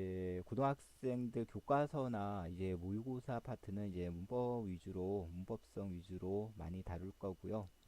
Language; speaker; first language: Korean; native; Korean